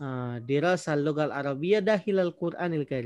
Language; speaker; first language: Arabic; non-native, fluent; Indonesian